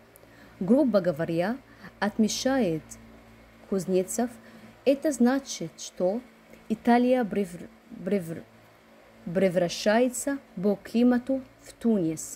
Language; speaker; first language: Russian; non-native, fluent; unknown